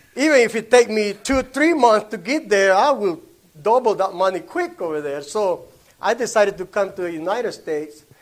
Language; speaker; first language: English; non-native, learner; Spanish